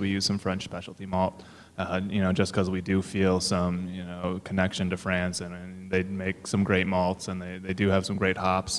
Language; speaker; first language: English; native; English